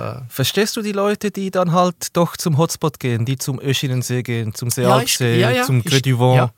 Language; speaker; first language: German; native; German